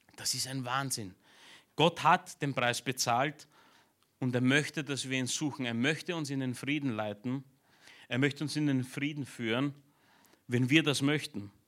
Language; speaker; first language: German; early bilingual, other home language; Romanian